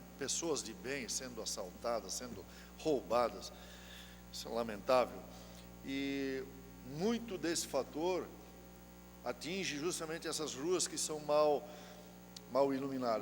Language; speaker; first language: Portuguese; native; Portuguese